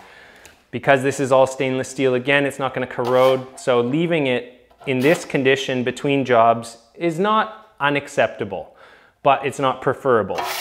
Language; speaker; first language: English; native; English